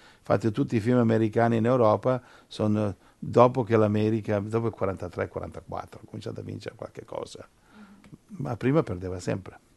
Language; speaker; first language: Italian; native; Italian